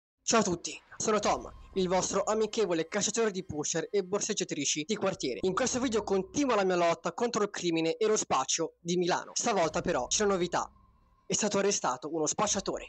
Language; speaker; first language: Italian; native; Italian